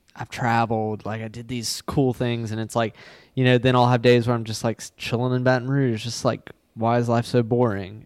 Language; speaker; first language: English; native; English